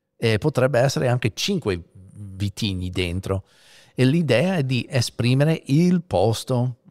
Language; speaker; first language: Italian; non-native, fluent; English